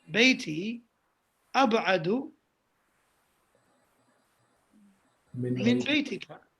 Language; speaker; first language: Arabic; non-native, fluent; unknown